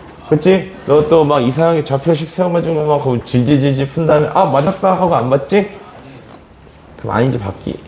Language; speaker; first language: Korean; native; Korean